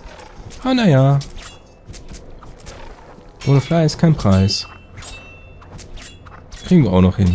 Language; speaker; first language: German; native; German